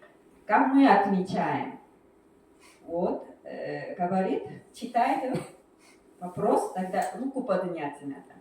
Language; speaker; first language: Russian; non-native, fluent; Korean